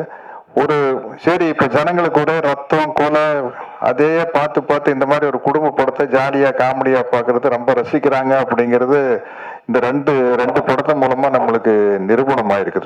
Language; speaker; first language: Tamil; native; Tamil